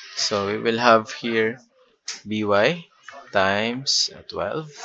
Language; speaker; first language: English; non-native, local second language; Filipino